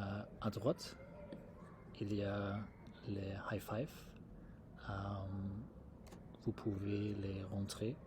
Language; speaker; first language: French; non-native, fluent; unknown